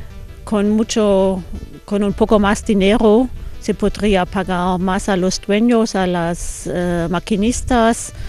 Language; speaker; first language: Spanish; non-native, fluent; German